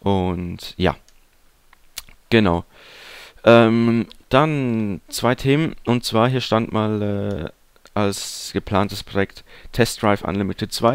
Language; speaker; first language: German; native; German